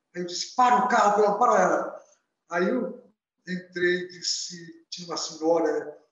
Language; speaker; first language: Portuguese; native; Portuguese